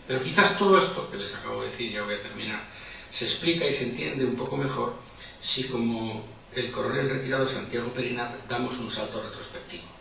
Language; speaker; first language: Spanish; native; Spanish